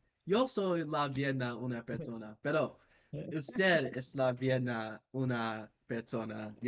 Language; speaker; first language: Spanish; non-native, learner; English